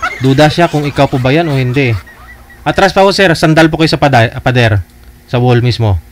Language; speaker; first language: Filipino; native; Filipino